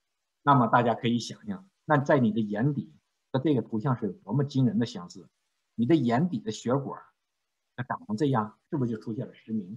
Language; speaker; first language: Chinese; native; Chinese